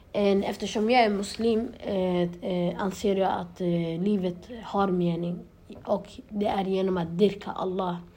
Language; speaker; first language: Swedish; early bilingual, other home language; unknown